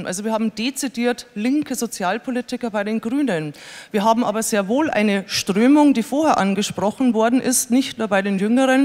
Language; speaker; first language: German; native; German